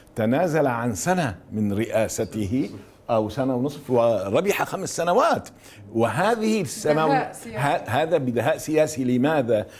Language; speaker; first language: Arabic; native; Arabic